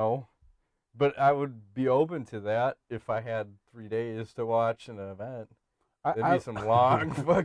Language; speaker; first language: English; native; English